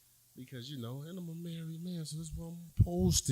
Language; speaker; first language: English; native; English